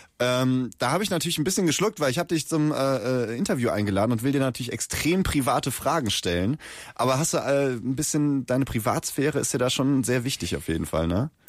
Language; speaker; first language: German; native; German